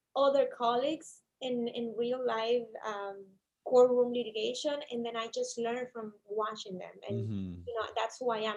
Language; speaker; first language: English; non-native, fluent; Spanish